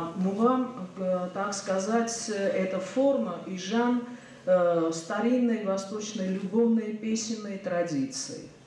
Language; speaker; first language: Russian; non-native, local second language; Georgian